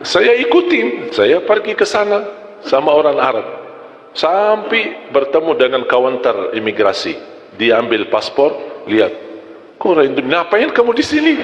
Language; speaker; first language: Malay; non-native, fluent; Arabic